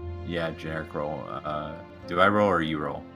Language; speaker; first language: English; native; English